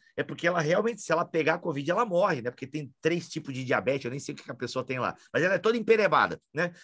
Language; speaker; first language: Portuguese; native; Portuguese